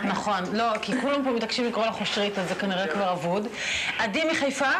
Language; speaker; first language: Hebrew; native; Hebrew